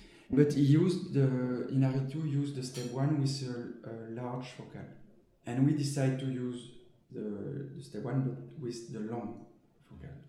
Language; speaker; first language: English; non-native, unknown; French